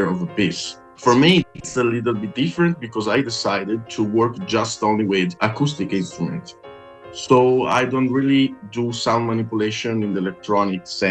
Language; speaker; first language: English; non-native, fluent; Italian